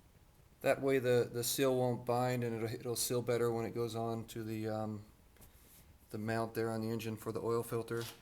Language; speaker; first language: English; native; English